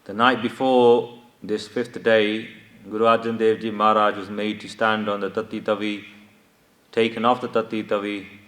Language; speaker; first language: English; early bilingual, other home language; Punjabi